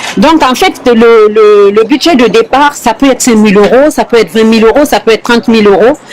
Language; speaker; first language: French; non-native, local second language; Fula